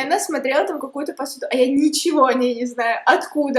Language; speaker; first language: Russian; native; Russian